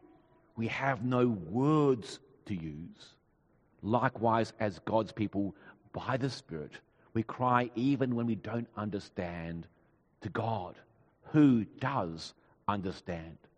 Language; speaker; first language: English; native; English